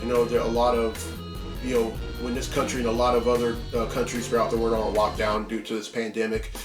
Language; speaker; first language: English; native; English